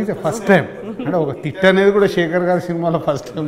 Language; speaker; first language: Telugu; native; Telugu